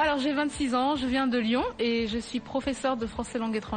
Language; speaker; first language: French; native; French